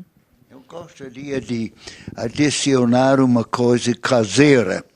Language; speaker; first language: Portuguese; non-native, fluent; English